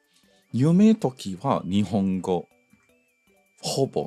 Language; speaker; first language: Japanese; non-native, learner; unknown